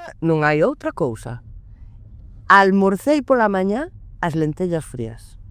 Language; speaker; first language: Galician; non-native, local second language; Spanish